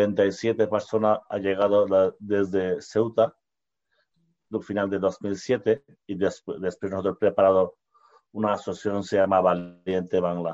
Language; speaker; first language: Spanish; non-native, learner; Bangla